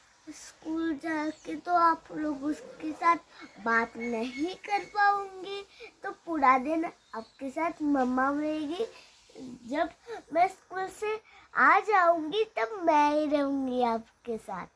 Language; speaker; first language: Hindi; non-native, local second language; Bangla